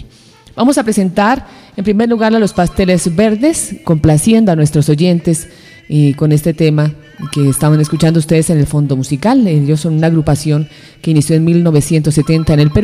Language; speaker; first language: Spanish; native; Spanish